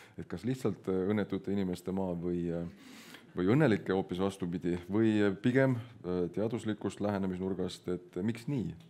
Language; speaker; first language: Estonian; native; Estonian